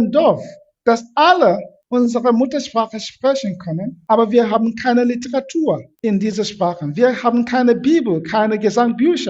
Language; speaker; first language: German; non-native, fluent; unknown